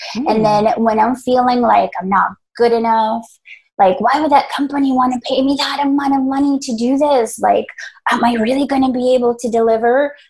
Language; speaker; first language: English; early bilingual, other home language; Spanish